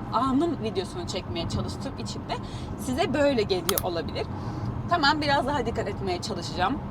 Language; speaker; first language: Turkish; native; Turkish